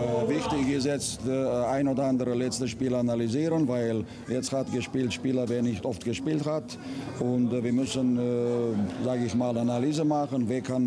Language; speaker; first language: German; non-native, learner; Russian